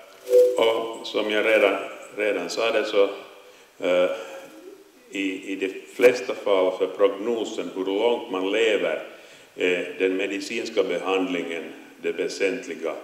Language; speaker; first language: Swedish; non-native, local second language; Finnish